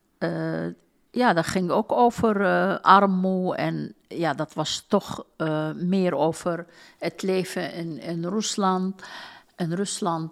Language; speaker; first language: Dutch; non-native, fluent; Turkish